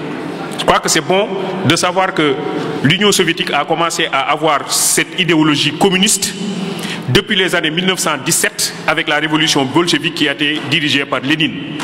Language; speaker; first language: French; non-native, local second language; Wolof